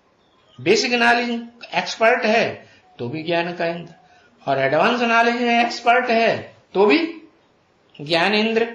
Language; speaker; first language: Hindi; native; Hindi